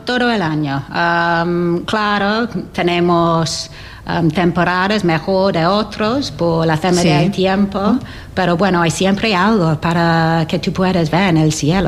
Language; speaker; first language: Spanish; non-native, learner; English